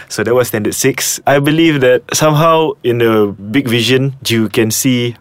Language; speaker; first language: English; non-native, local second language; Malay